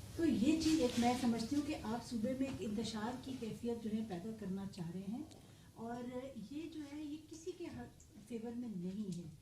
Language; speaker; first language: Urdu; native; Urdu